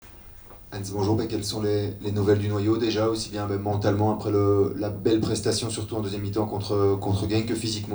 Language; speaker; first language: French; native; French